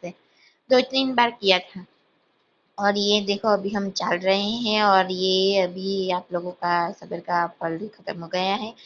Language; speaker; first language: Hindi; non-native, local second language; Gujarati